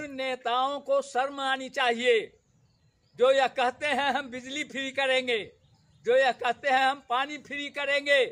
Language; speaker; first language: Hindi; native; Hindi